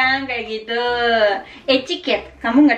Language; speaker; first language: Indonesian; non-native, fluent; Japanese